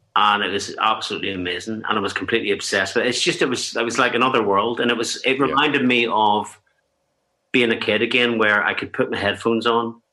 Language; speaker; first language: English; native; English